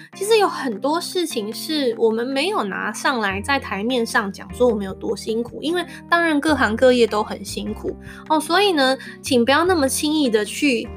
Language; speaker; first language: Chinese; non-native, local second language; Min Nan Chinese